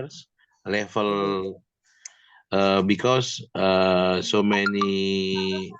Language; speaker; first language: English; non-native, learner; Indonesian